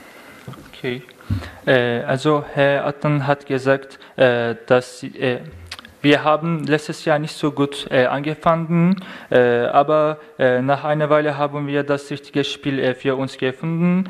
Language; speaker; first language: German; non-native, fluent; Turkish